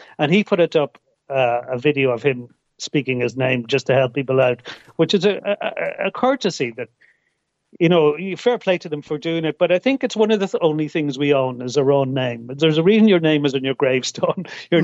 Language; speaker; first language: English; native; English